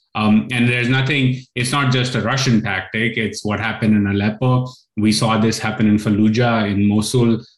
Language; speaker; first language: English; non-native, local second language; Urdu